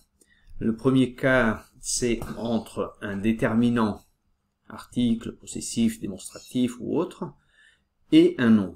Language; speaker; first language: French; native; French